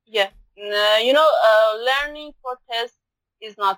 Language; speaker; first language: English; non-native, learner; Persian